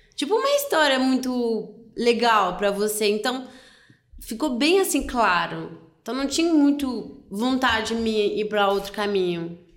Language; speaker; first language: Portuguese; non-native, fluent; French